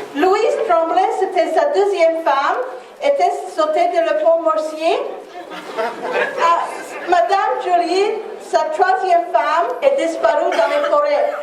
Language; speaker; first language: French; non-native, learner; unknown